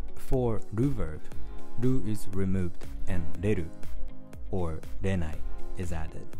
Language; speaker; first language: English; non-native, fluent; Japanese